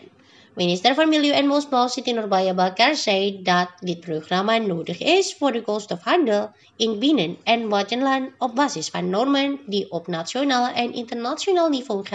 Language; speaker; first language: Dutch; non-native, local second language; Indonesian